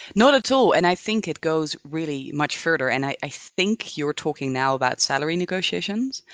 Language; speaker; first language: English; non-native, fluent; Dutch